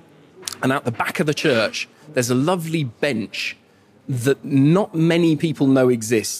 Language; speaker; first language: English; native; English